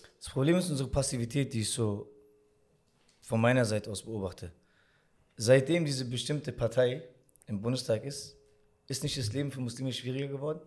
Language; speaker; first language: German; early bilingual, other home language; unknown